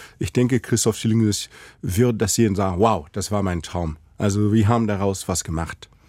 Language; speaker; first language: German; non-native, fluent; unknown